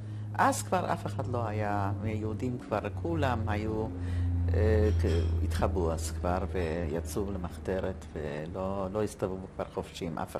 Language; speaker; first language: Hebrew; non-native, fluent; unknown